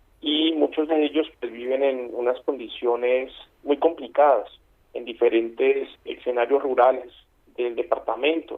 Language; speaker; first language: Spanish; native; Spanish